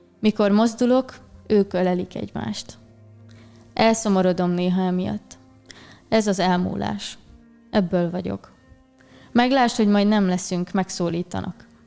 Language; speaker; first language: Hungarian; native; Hungarian